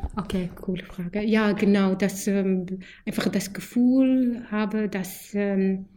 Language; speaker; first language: German; non-native, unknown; Arabic